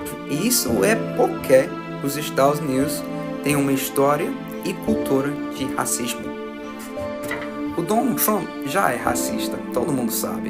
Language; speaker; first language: Portuguese; non-native, fluent; English